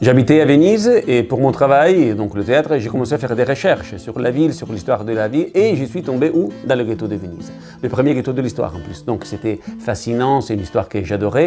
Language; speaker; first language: French; non-native, learner; Italian